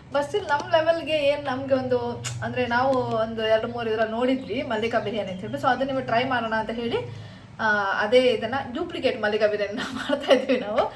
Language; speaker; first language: Kannada; non-native, local second language; Tulu